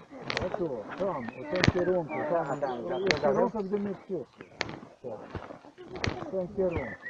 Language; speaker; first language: Polish; non-native, learner; Slovenian